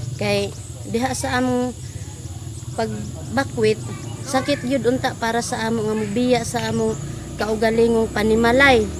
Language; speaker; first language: Cebuano; non-native, local second language; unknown